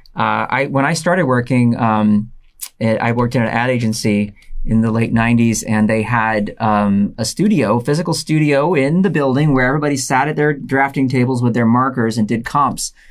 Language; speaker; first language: English; native; English